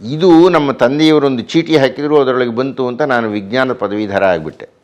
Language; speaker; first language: Kannada; native; Kannada